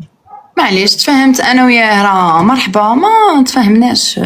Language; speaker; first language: Arabic; native; Arabic